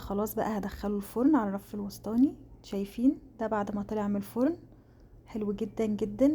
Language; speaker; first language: Arabic; native; Arabic